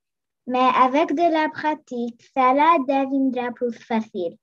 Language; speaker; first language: French; non-native, local second language; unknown